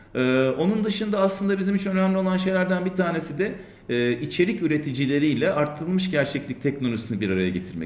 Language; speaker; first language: Turkish; native; Turkish